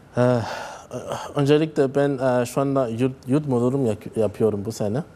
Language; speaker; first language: Turkish; non-native, fluent; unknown